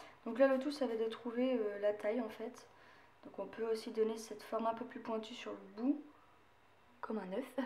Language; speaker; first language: French; native; French